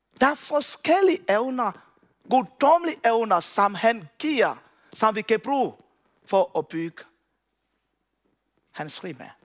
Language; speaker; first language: Danish; non-native, learner; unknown